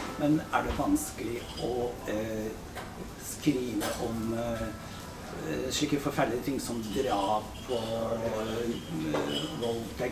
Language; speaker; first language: Norwegian; non-native, fluent; Polish